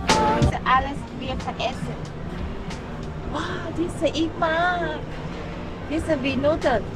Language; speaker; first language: German; non-native, learner; Thai